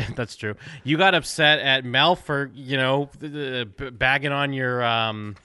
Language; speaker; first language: English; native; English